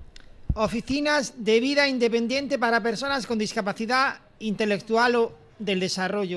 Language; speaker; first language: Spanish; native; Spanish